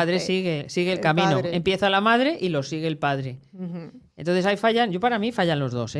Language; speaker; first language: Spanish; native; Spanish